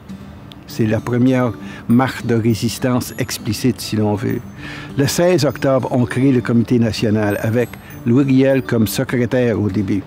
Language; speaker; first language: French; native; French